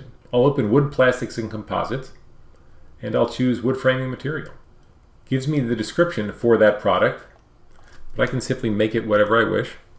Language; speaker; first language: English; native; English